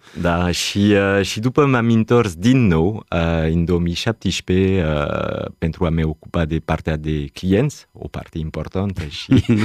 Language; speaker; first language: Romanian; non-native, fluent; French